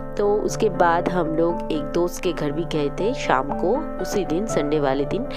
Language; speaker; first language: Hindi; non-native, local second language; Bangla